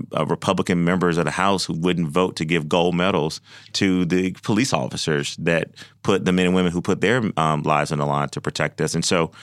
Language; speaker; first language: English; native; English